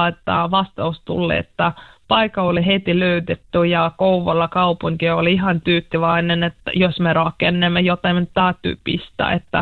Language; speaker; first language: Finnish; non-native, learner; Russian